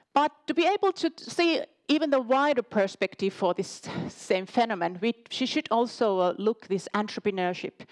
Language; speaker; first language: English; non-native, fluent; Finnish